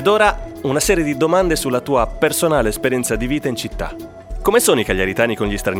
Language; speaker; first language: Italian; native; Italian